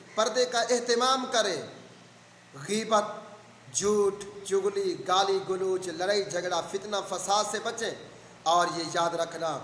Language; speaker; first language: Urdu; non-native, local second language; Saraiki